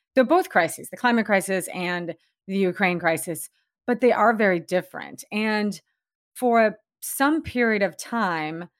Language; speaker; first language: English; native; English